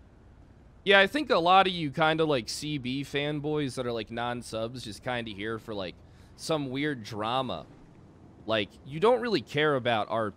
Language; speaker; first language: English; native; English